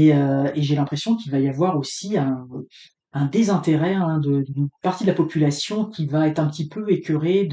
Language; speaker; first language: French; native; French